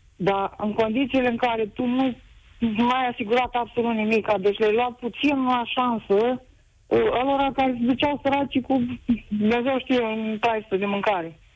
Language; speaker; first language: Romanian; native; Romanian